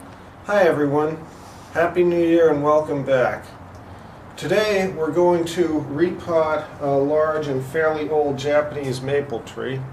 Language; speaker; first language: English; native; English